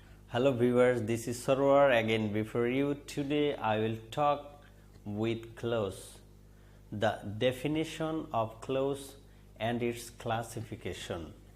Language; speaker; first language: English; non-native, local second language; Bangla